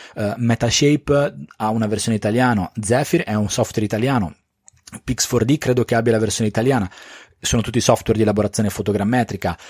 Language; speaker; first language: Italian; native; Italian